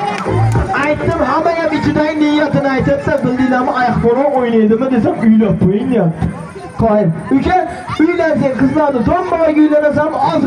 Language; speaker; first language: Uzbek; native; Uzbek